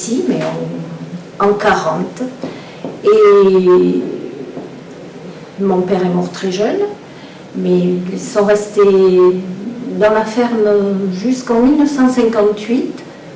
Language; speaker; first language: French; early bilingual, other home language; Italian